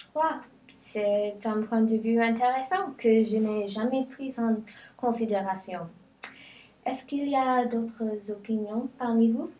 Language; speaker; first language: French; non-native, learner; English